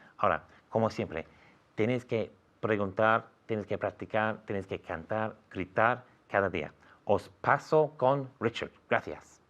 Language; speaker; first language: Spanish; non-native, fluent; English